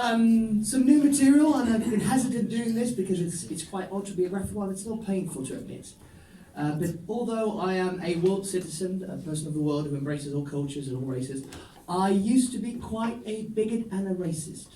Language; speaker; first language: English; non-native, fluent; Dutch